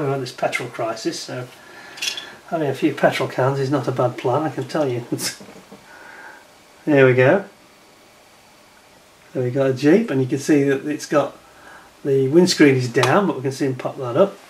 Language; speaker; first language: English; native; English